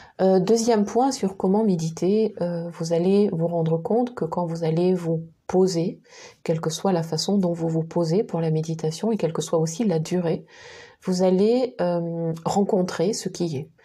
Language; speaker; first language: French; native; French